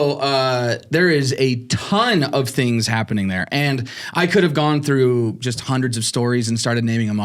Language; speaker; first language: English; native; English